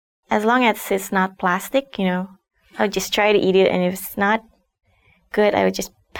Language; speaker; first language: English; non-native, fluent; Indonesian